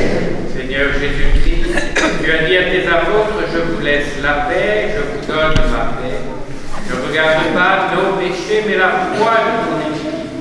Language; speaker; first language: French; native; French